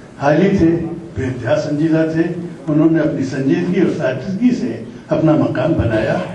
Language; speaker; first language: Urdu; native; Urdu